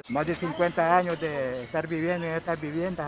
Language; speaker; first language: Spanish; native; Spanish